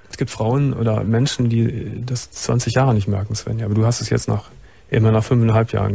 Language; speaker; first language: German; native; German